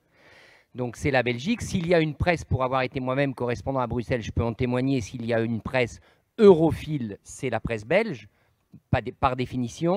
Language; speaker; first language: French; native; French